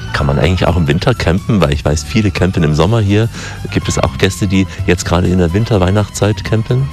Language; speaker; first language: German; native; German